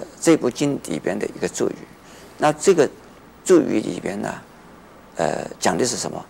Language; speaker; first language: Chinese; native; Chinese